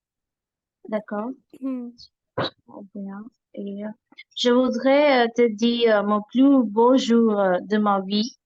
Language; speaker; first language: French; non-native, learner; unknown